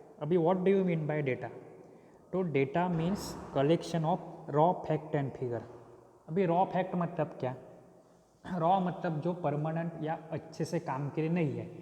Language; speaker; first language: Hindi; non-native, local second language; Marathi